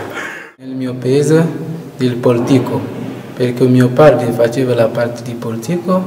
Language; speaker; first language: Italian; non-native, learner; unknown